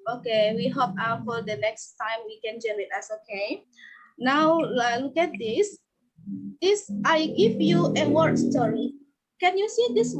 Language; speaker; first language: English; non-native, learner; Indonesian